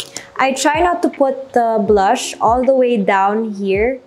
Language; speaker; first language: English; non-native, local second language; Filipino